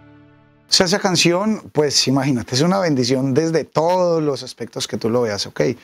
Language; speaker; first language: Spanish; native; Spanish